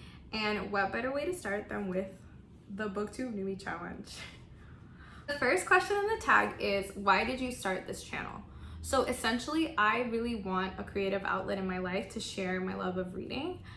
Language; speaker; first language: English; non-native, local second language; Spanish